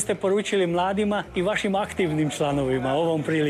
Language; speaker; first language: Croatian; early bilingual, heritage; Croatian